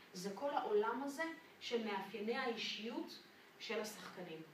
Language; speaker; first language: Hebrew; non-native, fluent; French